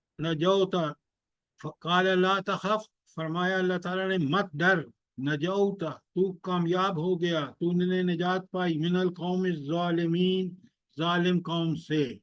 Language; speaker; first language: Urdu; native; Urdu